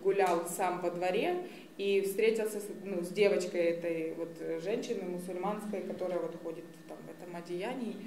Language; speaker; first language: Russian; native; Russian